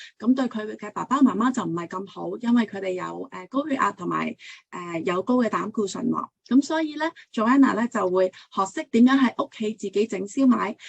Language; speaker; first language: Cantonese; early bilingual, heritage; Cantonese